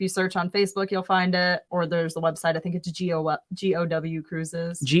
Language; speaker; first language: English; native; English